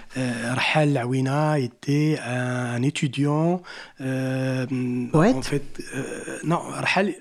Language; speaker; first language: French; non-native, local second language; Arabic